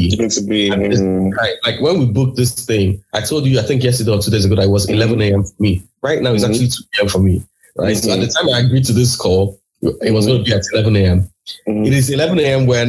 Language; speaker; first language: English; non-native, local second language; Igbo